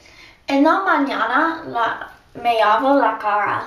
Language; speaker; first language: Spanish; non-native, learner; English